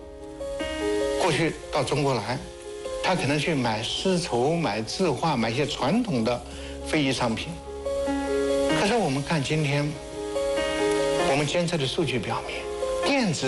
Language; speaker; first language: Chinese; native; Chinese